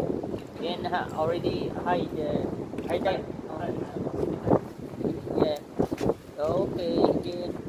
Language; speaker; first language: English; non-native, learner; Filipino